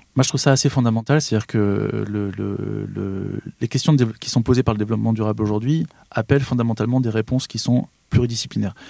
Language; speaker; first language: French; native; French